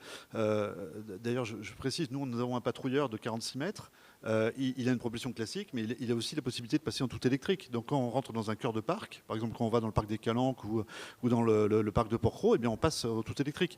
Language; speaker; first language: French; native; French